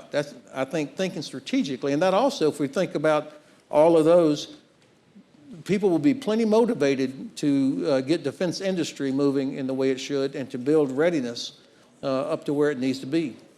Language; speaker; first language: English; native; English